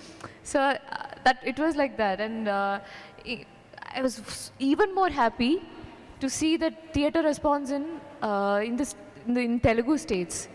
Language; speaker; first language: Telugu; non-native, learner; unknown